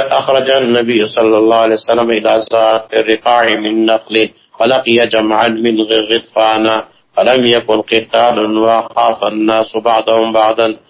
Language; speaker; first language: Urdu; non-native, local second language; Pashto